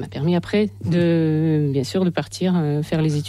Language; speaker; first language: French; non-native, fluent; Russian